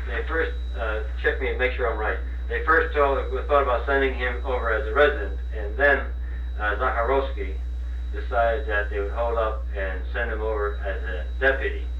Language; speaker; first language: English; native; English